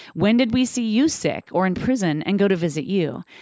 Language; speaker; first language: English; native; English